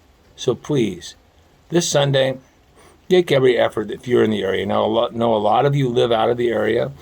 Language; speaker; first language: English; native; English